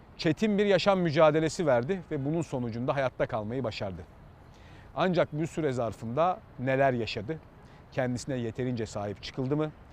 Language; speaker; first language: Turkish; native; Turkish